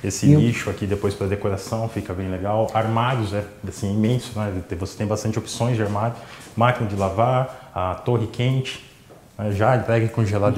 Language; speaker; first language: Portuguese; native; Portuguese